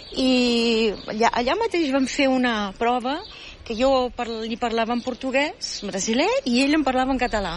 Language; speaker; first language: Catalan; non-native, fluent; German